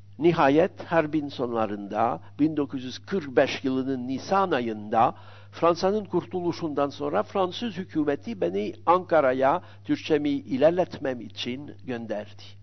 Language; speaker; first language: Turkish; non-native, fluent; French